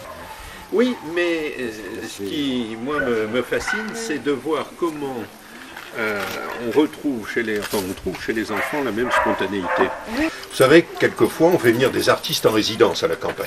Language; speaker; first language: French; native; French